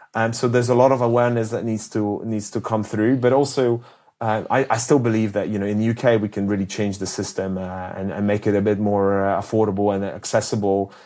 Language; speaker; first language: English; early bilingual, other home language; Polish